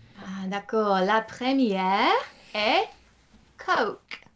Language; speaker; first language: French; non-native, fluent; English